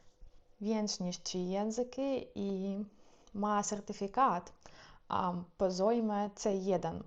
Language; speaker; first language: Polish; non-native, fluent; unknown